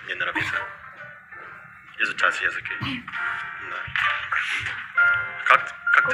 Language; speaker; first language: Russian; non-native, learner; Indonesian